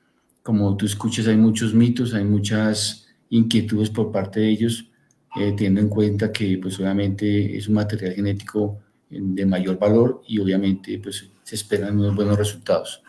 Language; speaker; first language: Spanish; native; Spanish